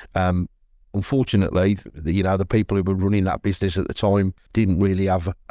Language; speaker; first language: English; native; English